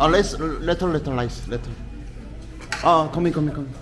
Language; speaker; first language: English; non-native, learner; Korean